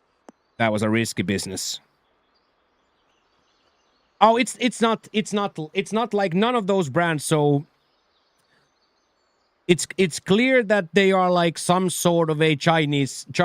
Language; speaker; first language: English; non-native, fluent; Finnish